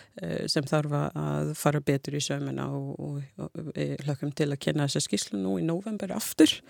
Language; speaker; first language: Icelandic; non-native, fluent; English